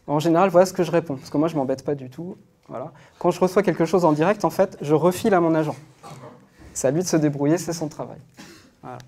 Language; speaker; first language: French; native; French